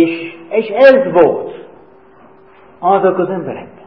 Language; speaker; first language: Hungarian; non-native, fluent; English